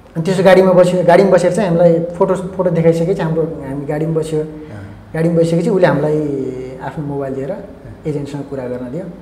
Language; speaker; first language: Nepali; native; Nepali